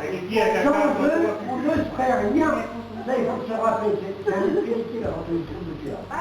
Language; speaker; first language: French; native; French